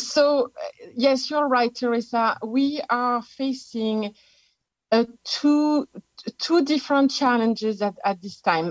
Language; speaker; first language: English; non-native, fluent; French